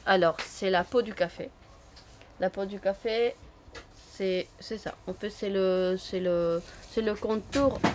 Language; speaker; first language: French; non-native, fluent; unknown